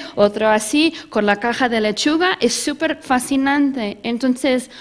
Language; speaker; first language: Spanish; early bilingual, heritage; Spanish